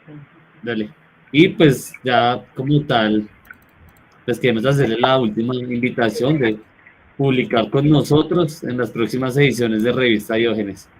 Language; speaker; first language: Spanish; native; Spanish